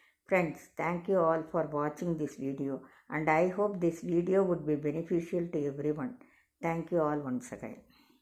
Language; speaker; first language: English; non-native, local second language; Tamil